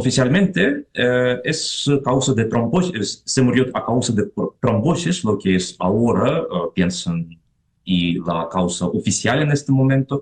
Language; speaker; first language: Spanish; non-native, fluent; Russian